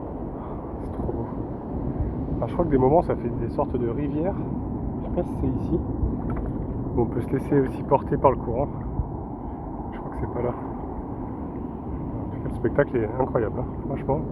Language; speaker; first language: French; native; French